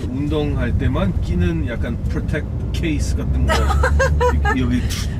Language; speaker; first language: Korean; non-native, fluent; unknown